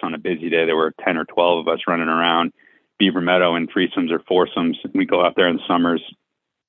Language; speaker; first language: English; native; English